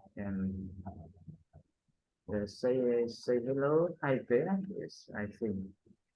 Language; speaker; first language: English; non-native, learner; Vietnamese